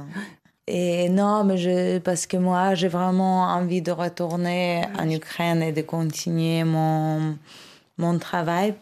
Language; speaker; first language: French; non-native, fluent; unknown